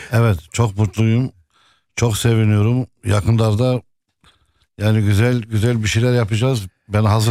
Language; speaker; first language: Turkish; non-native, fluent; Arabic